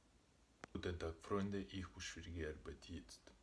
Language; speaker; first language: German; non-native, learner; Russian